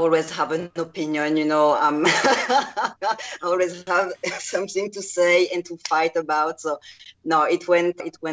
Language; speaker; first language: English; non-native, fluent; French